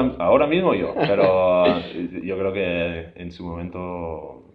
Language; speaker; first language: Spanish; non-native, fluent; English